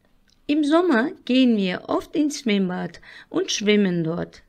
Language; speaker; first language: German; non-native, fluent; Turkish